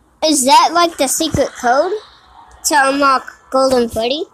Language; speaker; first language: English; native; English